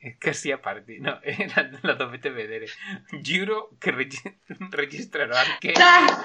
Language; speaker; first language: Italian; non-native, learner; Spanish